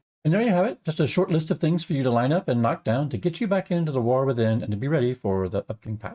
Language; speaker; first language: English; native; English